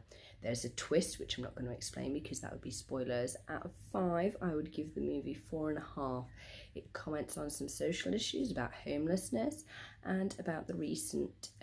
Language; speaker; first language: English; native; English